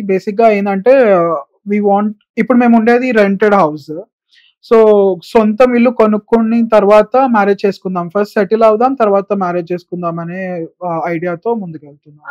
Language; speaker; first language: Telugu; native; Telugu